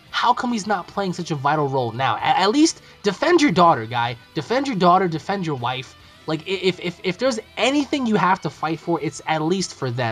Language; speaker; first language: English; native; English